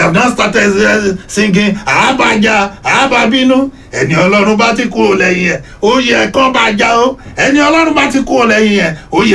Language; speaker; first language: English; non-native, local second language; Yoruba